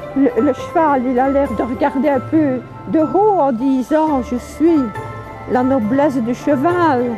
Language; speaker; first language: French; early bilingual, other home language; Polish